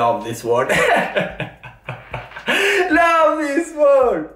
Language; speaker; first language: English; non-native, fluent; Italian